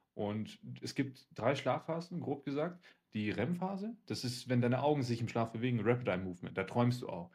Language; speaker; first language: German; early bilingual, other home language; Russian